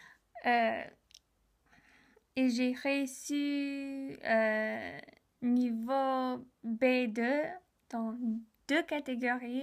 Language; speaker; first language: French; non-native, learner; English